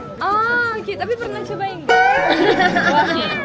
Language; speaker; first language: Indonesian; non-native, fluent; German